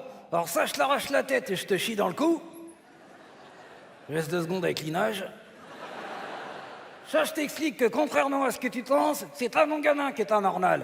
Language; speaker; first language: French; native; French